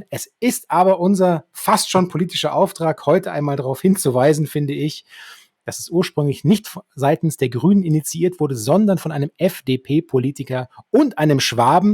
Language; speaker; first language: German; native; German